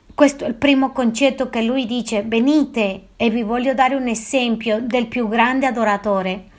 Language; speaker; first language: Italian; non-native, fluent; Spanish